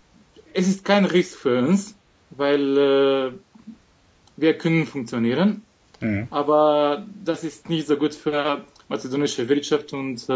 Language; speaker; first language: German; non-native, fluent; Macedonian